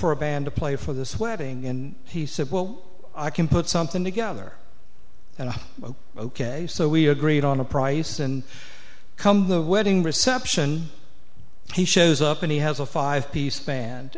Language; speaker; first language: English; native; English